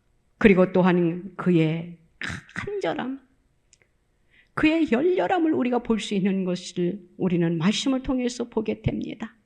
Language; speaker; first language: Korean; native; Korean